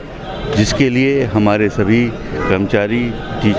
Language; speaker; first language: Hindi; native; Hindi